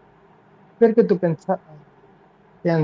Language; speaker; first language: Italian; non-native, learner; Bangla